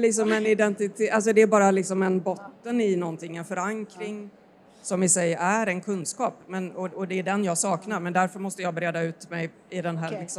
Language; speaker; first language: Swedish; native; Swedish